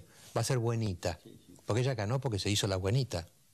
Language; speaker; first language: Spanish; native; Spanish